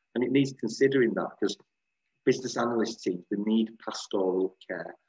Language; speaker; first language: English; native; English